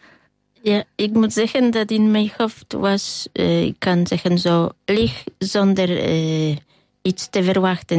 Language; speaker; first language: Dutch; non-native, fluent; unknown